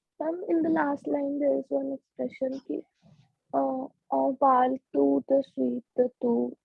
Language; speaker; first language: French; non-native, learner; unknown